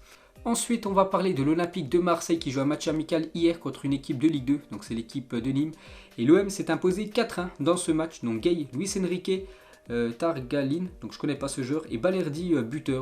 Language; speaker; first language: French; native; French